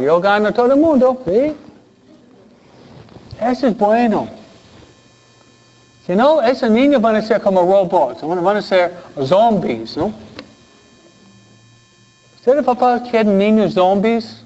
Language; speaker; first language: Spanish; non-native, fluent; English